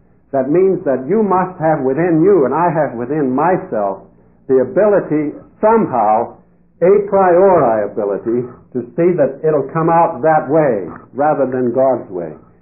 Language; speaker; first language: English; non-native, fluent; Dutch